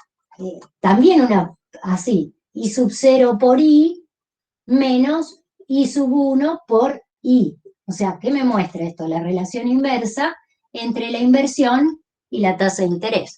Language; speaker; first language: Spanish; native; Spanish